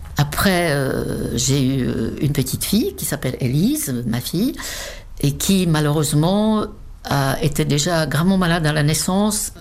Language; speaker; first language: French; non-native, fluent; Czech